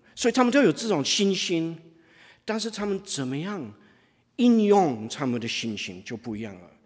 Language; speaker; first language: Chinese; non-native, fluent; English